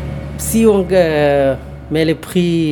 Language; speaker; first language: French; non-native, learner; Bangla